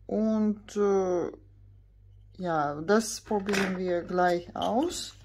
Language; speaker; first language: German; non-native, fluent; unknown